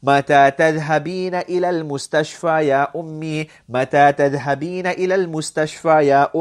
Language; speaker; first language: Arabic; non-native, fluent; English